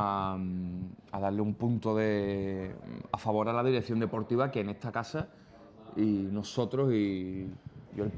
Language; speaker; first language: Spanish; native; Spanish